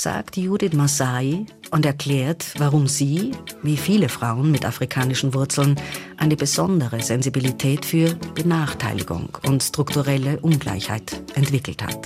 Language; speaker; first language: German; native; German